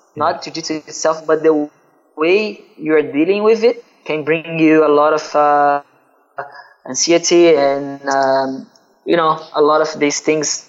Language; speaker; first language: English; non-native, fluent; Portuguese